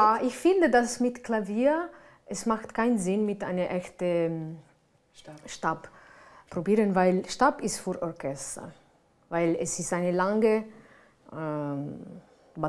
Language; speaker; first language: German; non-native, fluent; Italian